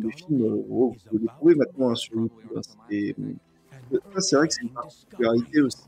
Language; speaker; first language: French; native; French